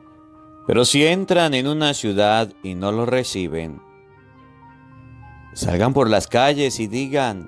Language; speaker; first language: Spanish; native; Spanish